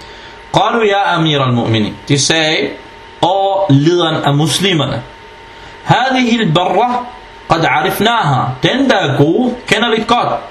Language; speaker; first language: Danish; early bilingual, other home language; Arabic